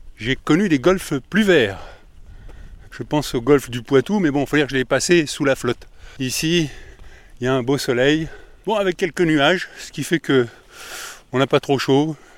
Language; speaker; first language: French; native; French